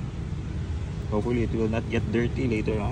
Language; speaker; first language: English; non-native, local second language; Filipino